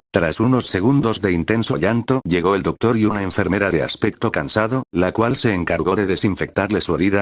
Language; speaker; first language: Spanish; native; Spanish